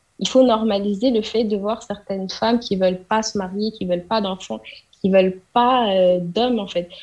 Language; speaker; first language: French; non-native, local second language; Wolof